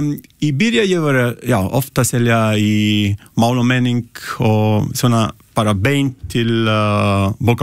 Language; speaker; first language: Icelandic; non-native, learner; Italian